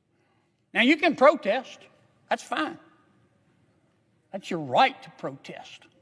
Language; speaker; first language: English; native; English